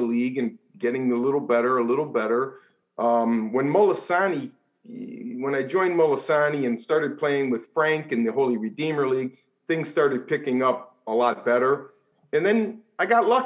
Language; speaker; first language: English; native; English